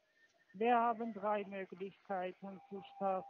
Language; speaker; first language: German; non-native, learner; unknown